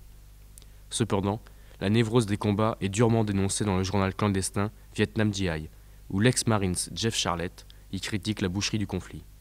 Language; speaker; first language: French; native; French